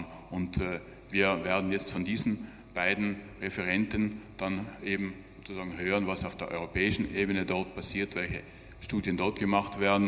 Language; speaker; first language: German; native; German